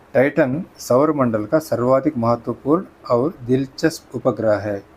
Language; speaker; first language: Hindi; non-native, local second language; Kannada